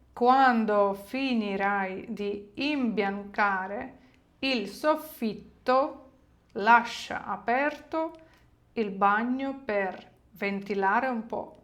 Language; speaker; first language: Italian; non-native, fluent; Ukrainian